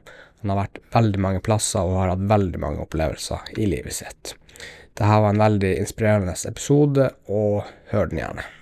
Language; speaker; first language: Norwegian; native; Norwegian